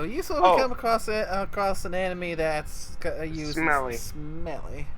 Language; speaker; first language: English; native; English